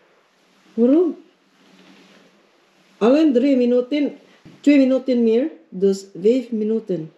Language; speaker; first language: Dutch; non-native, learner; Filipino